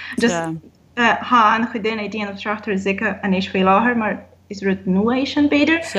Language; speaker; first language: Irish; non-native, fluent; Portuguese